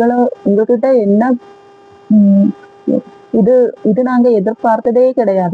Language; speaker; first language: Tamil; non-native, learner; Malayalam